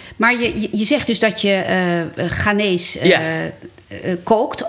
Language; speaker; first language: Dutch; native; Dutch